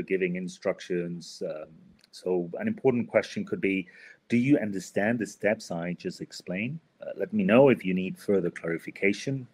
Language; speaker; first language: English; non-native, fluent; Spanish